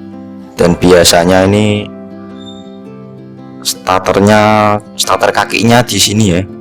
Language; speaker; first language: Indonesian; native; Indonesian